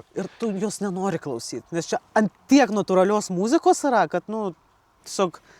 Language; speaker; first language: Lithuanian; early bilingual, other home language; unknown